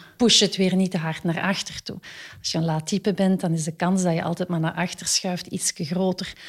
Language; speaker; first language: Dutch; native; Dutch